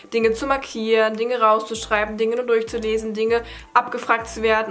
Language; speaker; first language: German; native; German